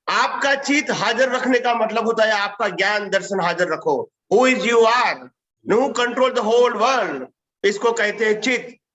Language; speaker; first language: Hindi; non-native, local second language; Gujarati